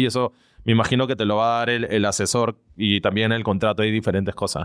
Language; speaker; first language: Spanish; native; Spanish